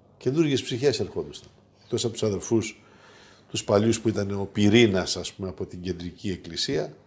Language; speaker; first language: Greek; native; Greek